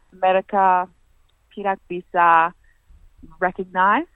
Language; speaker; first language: Indonesian; non-native, learner; English